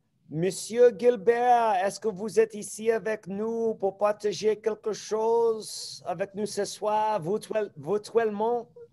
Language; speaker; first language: French; non-native, learner; English